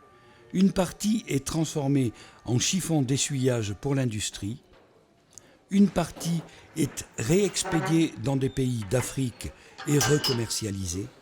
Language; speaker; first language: French; native; French